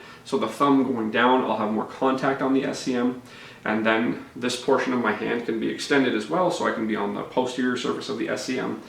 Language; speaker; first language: English; native; English